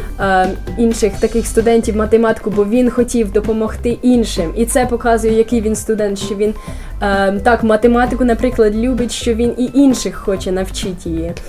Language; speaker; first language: Ukrainian; early bilingual, heritage; Ukrainian